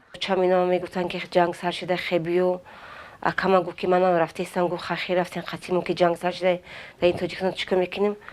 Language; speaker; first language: Tajik; non-native, fluent; Avaric